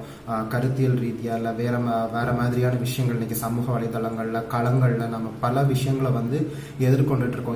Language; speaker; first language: Tamil; native; Tamil